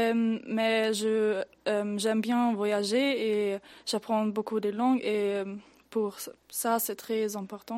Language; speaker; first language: French; non-native, learner; German